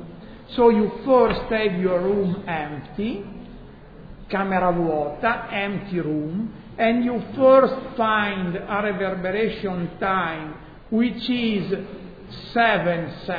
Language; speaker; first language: English; non-native, fluent; Italian